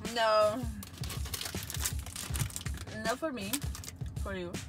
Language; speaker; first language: English; non-native, learner; Spanish